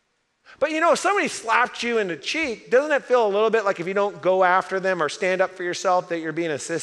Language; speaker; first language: English; native; English